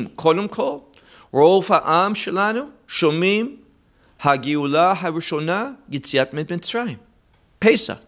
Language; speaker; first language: Hebrew; non-native, fluent; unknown